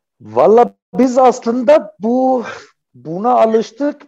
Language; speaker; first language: Turkish; non-native, fluent; Arabic